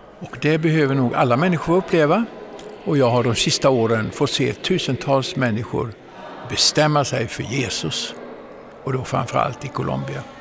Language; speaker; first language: Swedish; native; Swedish